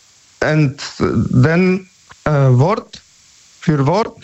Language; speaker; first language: German; non-native, learner; Polish